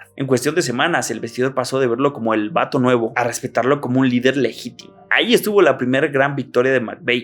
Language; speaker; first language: Spanish; native; Spanish